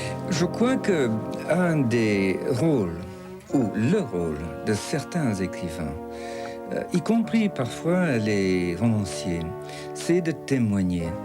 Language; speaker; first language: French; non-native, fluent; English